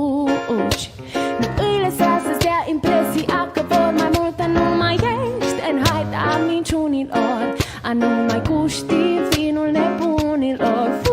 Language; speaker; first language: Romanian; native; Romanian